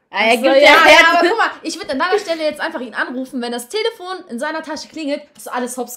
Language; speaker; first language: German; early bilingual, other home language; Albanian